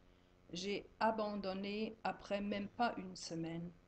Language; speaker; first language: French; non-native, fluent; German